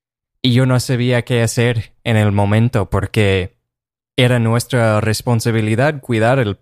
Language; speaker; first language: Spanish; non-native, fluent; English